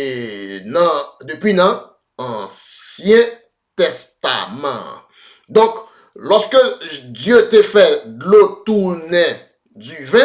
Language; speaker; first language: French; non-native, local second language; Haitian Creole